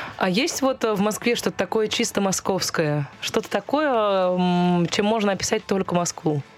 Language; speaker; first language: Russian; native; Russian